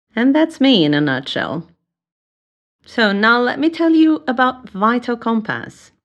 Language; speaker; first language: English; non-native, fluent; Portuguese